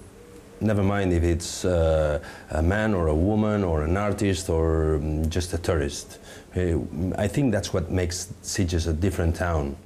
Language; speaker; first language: English; non-native, fluent; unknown